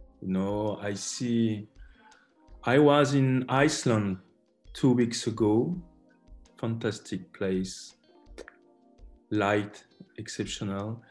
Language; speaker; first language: English; non-native, learner; French